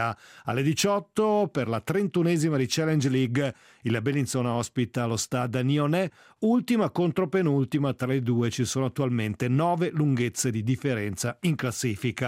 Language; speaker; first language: Italian; native; Italian